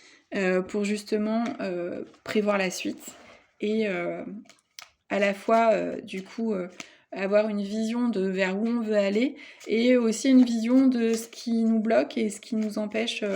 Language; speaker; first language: French; native; French